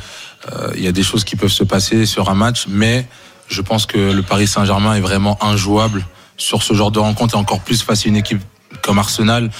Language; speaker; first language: French; native; French